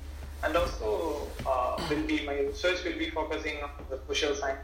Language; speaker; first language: English; non-native, local second language; Malayalam